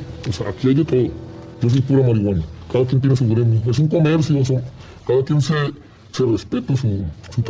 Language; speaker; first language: Spanish; native; Spanish